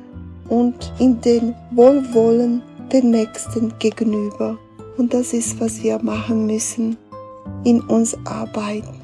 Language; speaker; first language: German; non-native, fluent; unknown